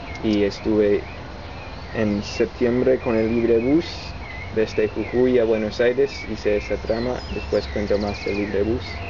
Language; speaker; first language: Spanish; non-native, fluent; English